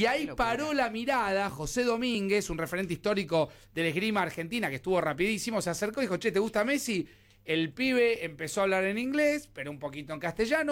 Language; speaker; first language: Spanish; native; Spanish